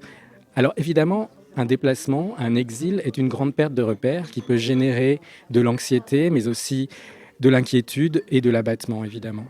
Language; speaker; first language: French; native; French